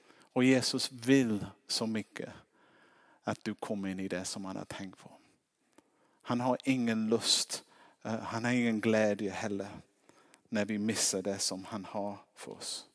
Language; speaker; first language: Swedish; non-native, fluent; English